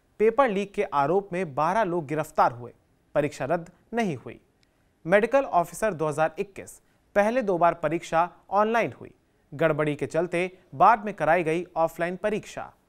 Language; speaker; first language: Hindi; native; Hindi